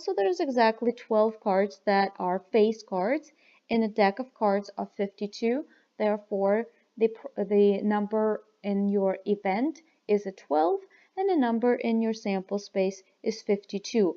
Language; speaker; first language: English; non-native, fluent; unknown